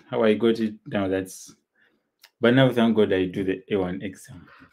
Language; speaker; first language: English; non-native, local second language; Ganda